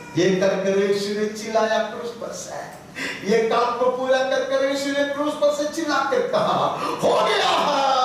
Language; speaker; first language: Hindi; non-native, local second language; Telugu